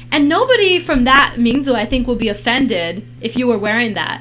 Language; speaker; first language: English; native; English